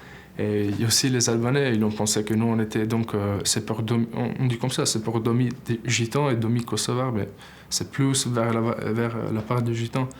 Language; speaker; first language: French; non-native, learner; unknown